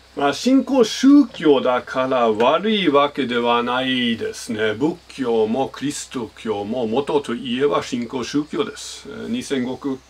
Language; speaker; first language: Japanese; non-native, fluent; German